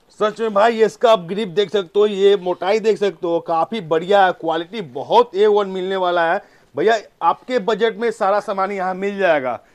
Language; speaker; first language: Hindi; native; Hindi